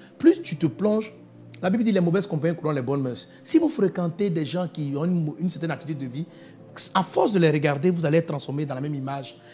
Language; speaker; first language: French; non-native, local second language; Dyula